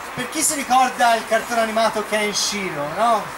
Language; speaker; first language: Italian; native; Italian